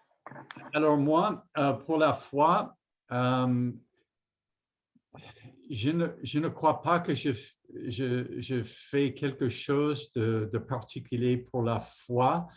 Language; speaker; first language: French; non-native, fluent; English